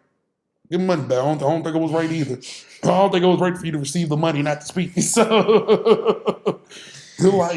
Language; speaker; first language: English; native; English